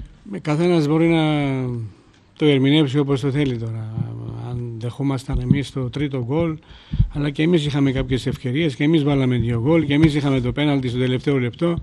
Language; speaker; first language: Greek; non-native, fluent; Georgian